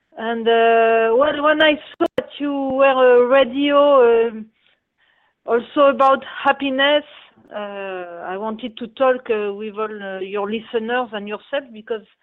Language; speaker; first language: English; non-native, fluent; French